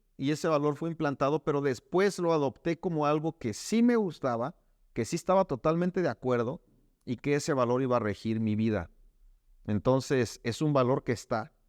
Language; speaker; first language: Spanish; native; Spanish